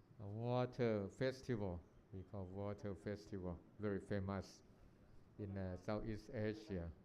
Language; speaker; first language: English; non-native, learner; Thai